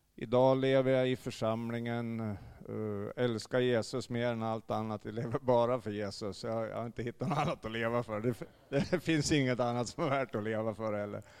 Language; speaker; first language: Swedish; native; Swedish